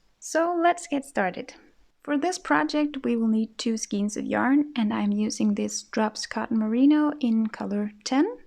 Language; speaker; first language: English; non-native, fluent; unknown